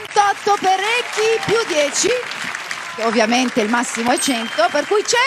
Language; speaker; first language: Italian; native; Italian